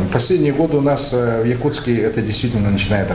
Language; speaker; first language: Russian; native; Russian